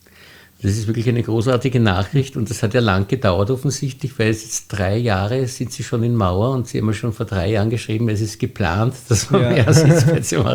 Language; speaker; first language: German; native; German